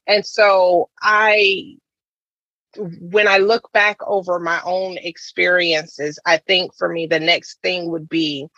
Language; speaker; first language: English; native; English